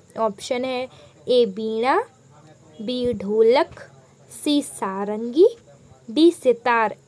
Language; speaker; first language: Hindi; native; Hindi